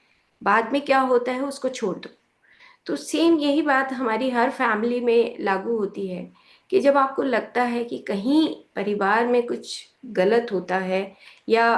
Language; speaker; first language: Hindi; native; Hindi